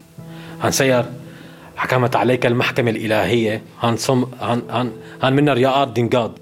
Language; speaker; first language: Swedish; non-native, learner; Arabic